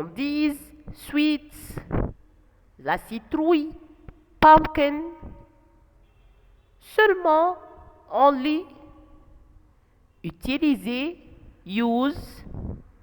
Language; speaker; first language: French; non-native, fluent; Arabic